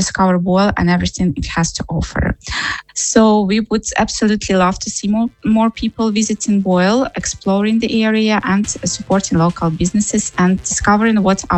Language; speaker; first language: English; non-native, fluent; Ukrainian